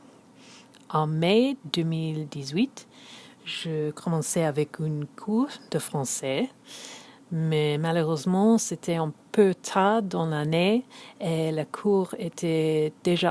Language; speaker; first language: French; non-native, learner; English